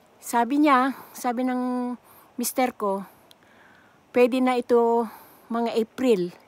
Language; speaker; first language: Filipino; native; Filipino